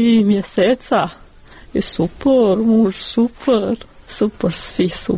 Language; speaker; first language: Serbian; non-native, learner; Albanian